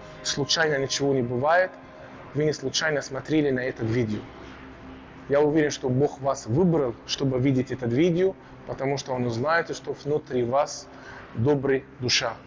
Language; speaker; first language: Russian; non-native, learner; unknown